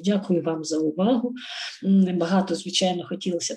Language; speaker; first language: Ukrainian; native; Ukrainian